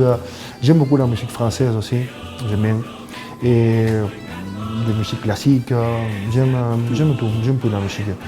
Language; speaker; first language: French; non-native, fluent; Spanish